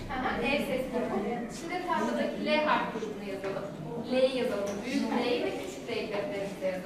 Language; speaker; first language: Turkish; native; Turkish